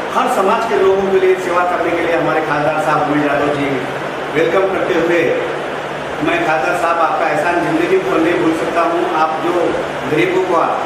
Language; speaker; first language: Hindi; non-native, local second language; Lambadi